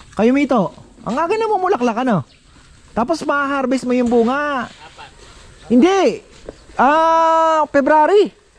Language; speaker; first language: Filipino; non-native, local second language; Bikol